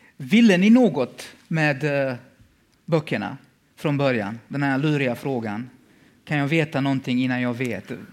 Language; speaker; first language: Swedish; early bilingual, other home language; Bosnian